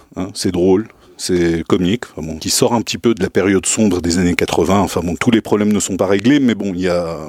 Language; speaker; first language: French; non-native, local second language; Tachelhit